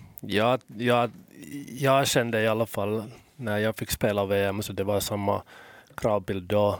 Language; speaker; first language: Swedish; non-native, local second language; Finnish